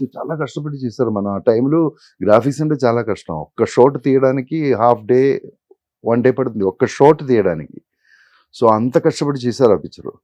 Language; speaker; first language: Telugu; non-native, fluent; Malayalam